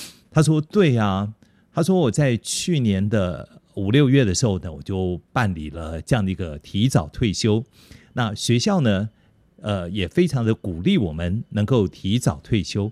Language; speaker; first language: Chinese; native; Chinese